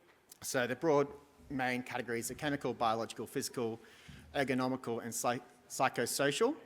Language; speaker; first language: English; native; English